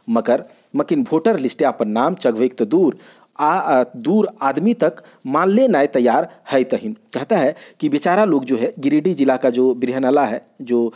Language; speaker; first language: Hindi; non-native, local second language; Magahi